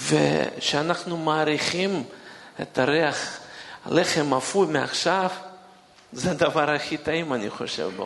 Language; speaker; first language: Hebrew; non-native, fluent; Russian